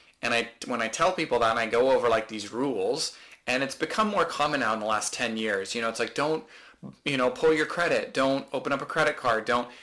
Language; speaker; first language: English; native; English